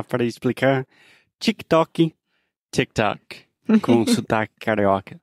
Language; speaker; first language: Portuguese; non-native, fluent; English